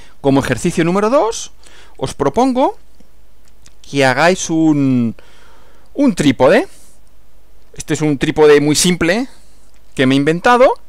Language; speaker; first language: Spanish; native; Spanish